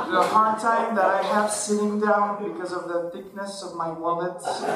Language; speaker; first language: English; non-native, fluent; Arabic